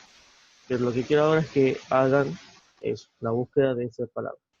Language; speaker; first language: Spanish; native; Spanish